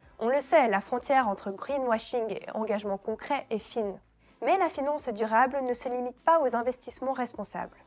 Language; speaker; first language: French; native; French